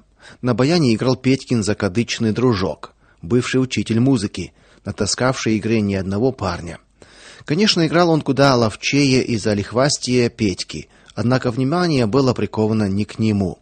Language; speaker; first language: Russian; native; Russian